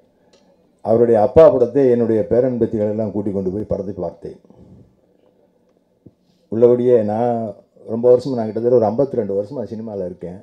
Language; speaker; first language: Tamil; native; Tamil